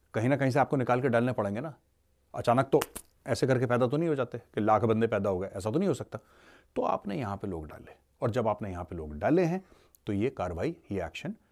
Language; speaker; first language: Hindi; native; Hindi